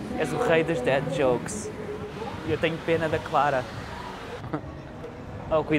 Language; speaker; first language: Portuguese; native; Portuguese